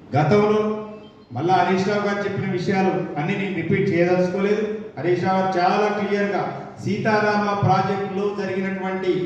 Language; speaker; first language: Telugu; native; Telugu